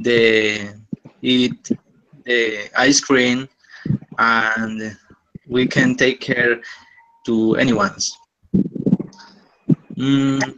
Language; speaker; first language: English; non-native, learner; Spanish